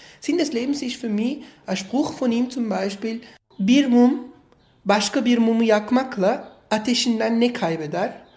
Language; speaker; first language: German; early bilingual, other home language; Turkish